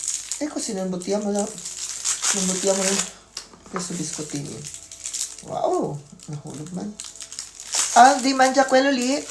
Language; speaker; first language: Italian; non-native, learner; Filipino